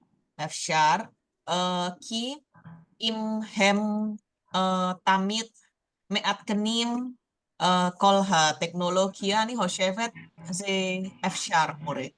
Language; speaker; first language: Hebrew; non-native, learner; Indonesian